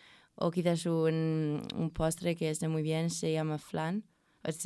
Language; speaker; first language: Spanish; non-native, learner; English